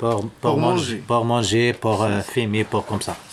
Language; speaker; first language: French; non-native, learner; Arabic